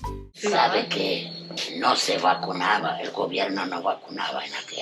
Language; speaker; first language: Spanish; non-native, fluent; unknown